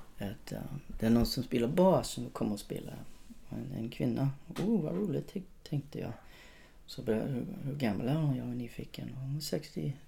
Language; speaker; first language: Swedish; non-native, fluent; English